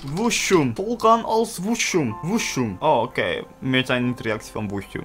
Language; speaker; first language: Dutch; early bilingual, other home language; Turkish